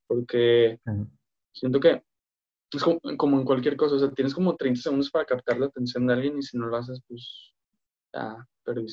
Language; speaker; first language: Spanish; native; Spanish